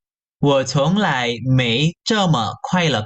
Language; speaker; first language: Chinese; non-native, fluent; Indonesian